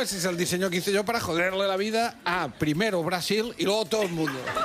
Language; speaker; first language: Spanish; native; Spanish